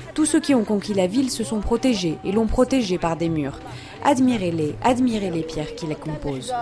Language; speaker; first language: French; non-native, fluent; Arabic